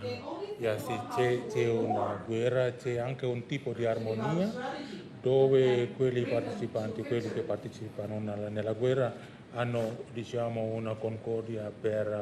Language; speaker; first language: Italian; non-native, fluent; Indonesian